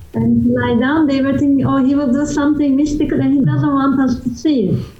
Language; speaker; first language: English; non-native, fluent; Turkish